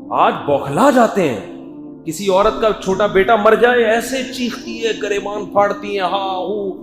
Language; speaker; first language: Urdu; native; Urdu